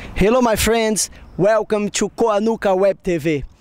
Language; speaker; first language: English; non-native, fluent; Portuguese